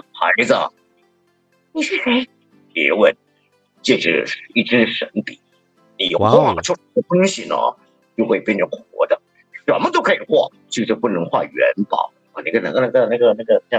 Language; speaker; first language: Chinese; native; Chinese